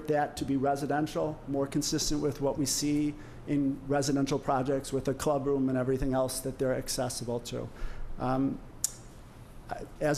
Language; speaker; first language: English; native; English